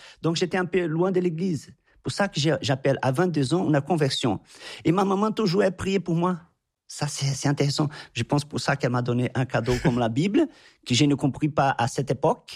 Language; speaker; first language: French; non-native, fluent; Portuguese